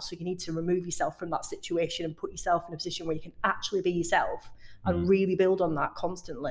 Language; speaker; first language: English; native; English